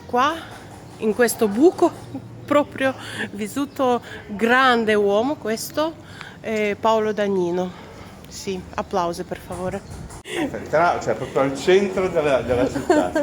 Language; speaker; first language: Italian; non-native, learner; Ukrainian